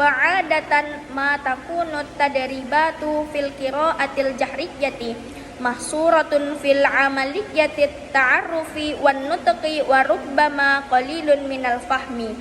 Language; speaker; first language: Arabic; non-native, learner; Indonesian